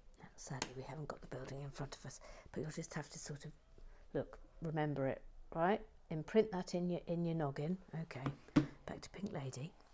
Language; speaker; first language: English; native; English